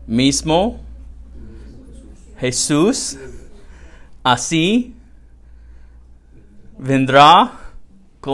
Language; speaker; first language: Spanish; non-native, learner; English